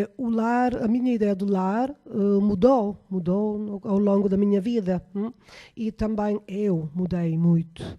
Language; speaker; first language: Portuguese; non-native, fluent; Italian